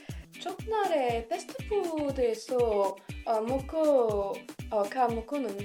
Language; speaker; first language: Korean; non-native, learner; French